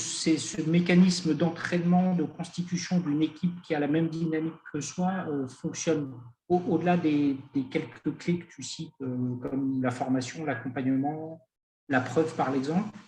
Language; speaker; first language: French; native; French